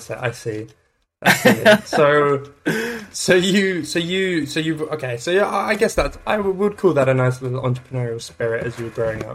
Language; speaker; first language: English; native; English